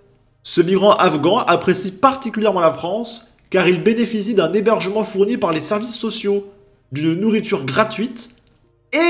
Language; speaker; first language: French; native; French